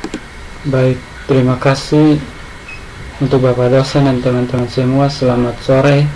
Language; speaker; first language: Indonesian; native; Indonesian